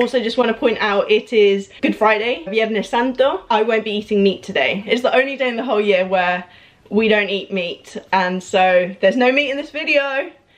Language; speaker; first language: English; early bilingual, other home language; Spanish